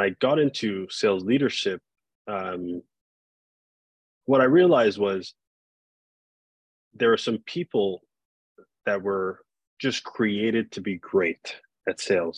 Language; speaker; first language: English; non-native, local second language; Yoruba